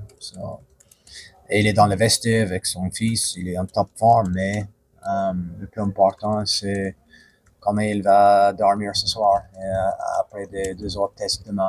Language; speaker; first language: French; non-native, fluent; English